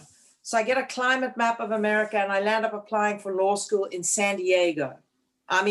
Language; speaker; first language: English; native; English